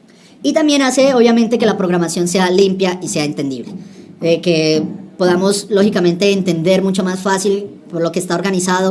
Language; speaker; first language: Spanish; native; Spanish